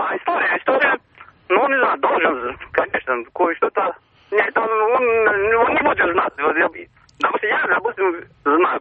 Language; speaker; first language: Russian; non-native, learner; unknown